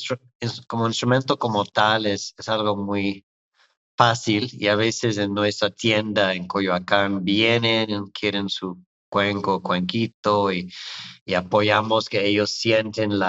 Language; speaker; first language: Spanish; non-native, fluent; English